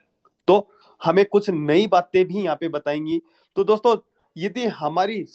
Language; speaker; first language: Hindi; native; Hindi